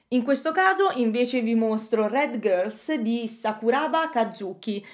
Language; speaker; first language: Italian; native; Italian